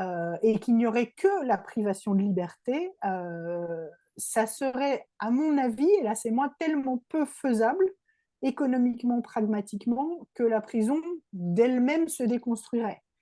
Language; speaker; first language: French; native; French